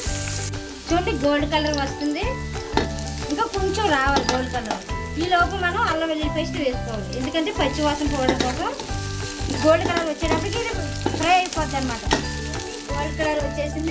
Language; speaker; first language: Telugu; native; Telugu